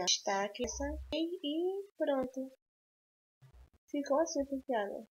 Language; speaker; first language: Portuguese; native; Portuguese